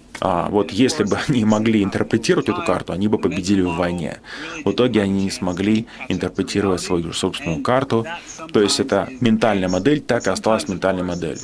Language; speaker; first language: Russian; non-native, fluent; English